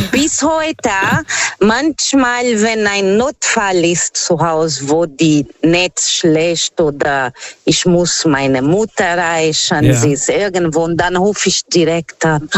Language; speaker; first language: German; non-native, fluent; Portuguese